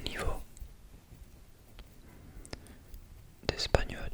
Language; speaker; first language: French; non-native, fluent; English